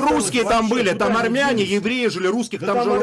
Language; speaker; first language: Russian; native; Russian